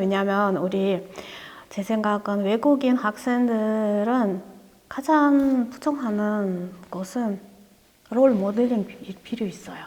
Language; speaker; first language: Korean; non-native, learner; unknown